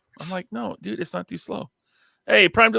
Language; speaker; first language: English; native; English